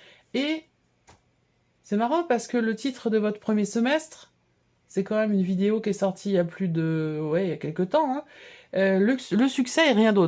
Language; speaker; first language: French; native; French